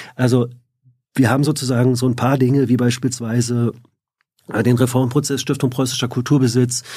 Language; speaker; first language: German; native; German